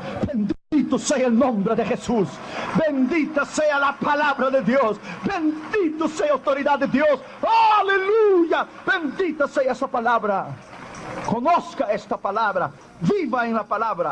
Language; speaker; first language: Spanish; non-native, fluent; Portuguese